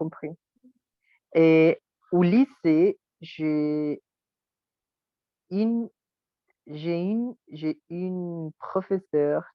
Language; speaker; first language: French; non-native, learner; Spanish